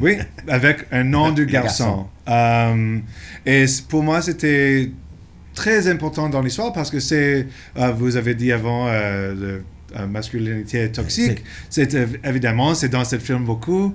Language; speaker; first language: French; non-native, local second language; English